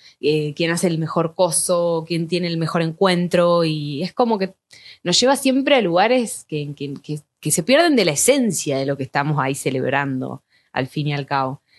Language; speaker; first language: Spanish; native; Spanish